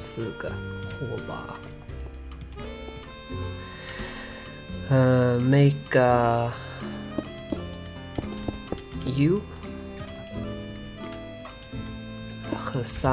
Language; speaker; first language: Chinese; early bilingual, heritage; Chinese